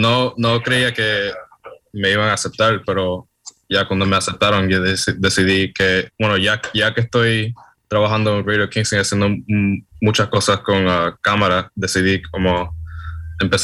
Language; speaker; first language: Spanish; early bilingual, heritage; Spanish